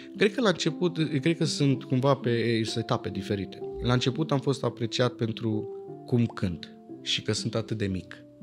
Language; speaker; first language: Romanian; early bilingual, heritage; Romanian